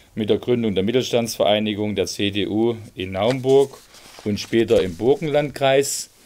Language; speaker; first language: German; native; German